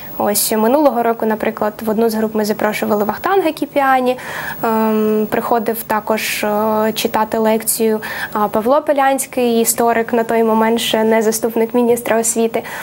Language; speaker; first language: Ukrainian; native; Ukrainian